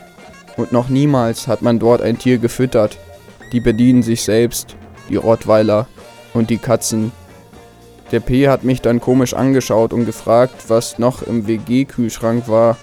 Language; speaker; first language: German; native; German